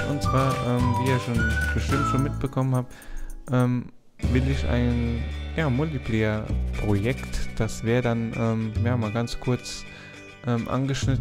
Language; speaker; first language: German; native; German